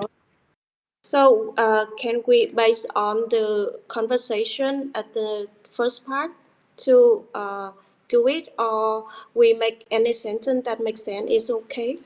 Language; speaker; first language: English; non-native, learner; Vietnamese